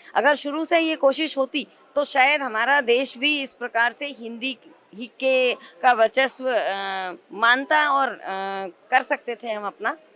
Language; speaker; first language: Hindi; native; Hindi